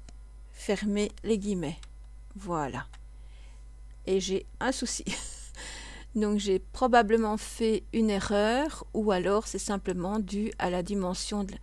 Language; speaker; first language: French; native; French